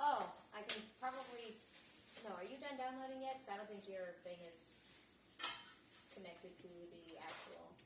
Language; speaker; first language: English; native; English